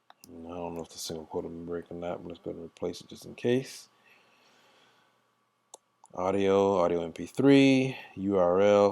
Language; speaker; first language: English; native; English